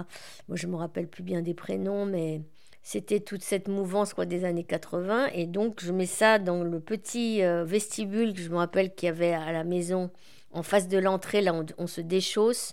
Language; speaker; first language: French; native; French